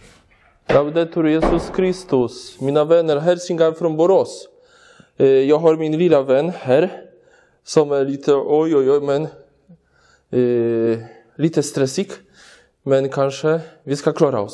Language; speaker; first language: Swedish; non-native, learner; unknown